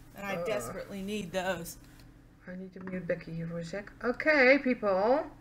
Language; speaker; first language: English; non-native, fluent; Dutch